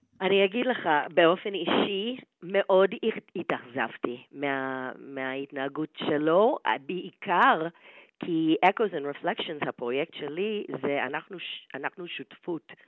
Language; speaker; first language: Hebrew; non-native, fluent; English